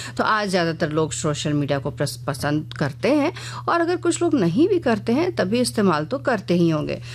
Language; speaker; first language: Hindi; native; Hindi